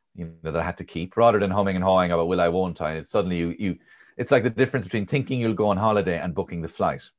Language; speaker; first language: English; native; English